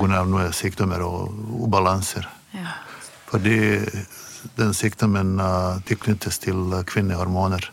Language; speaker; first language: Norwegian; non-native, fluent; Bosnian